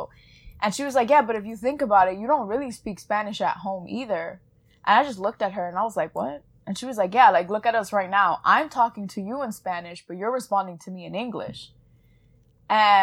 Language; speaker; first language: English; early bilingual, other home language; Spanish